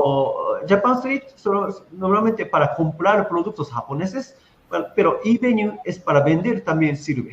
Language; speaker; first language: Spanish; non-native, fluent; Japanese